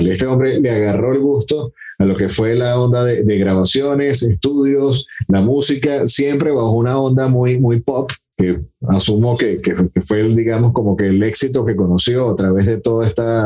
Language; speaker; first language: Spanish; native; Spanish